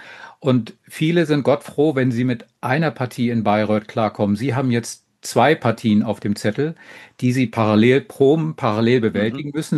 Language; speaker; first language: German; native; German